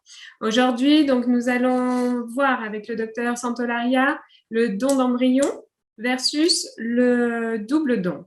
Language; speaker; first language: French; native; French